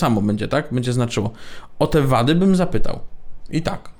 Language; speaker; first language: Polish; native; Polish